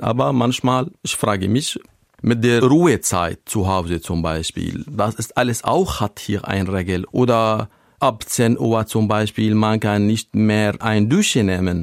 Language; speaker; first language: German; non-native, learner; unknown